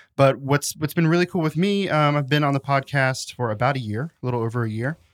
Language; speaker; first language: English; native; English